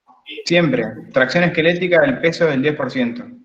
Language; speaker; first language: Spanish; native; Spanish